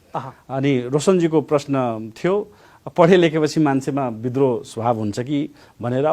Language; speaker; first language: Nepali; non-native, local second language; Maithili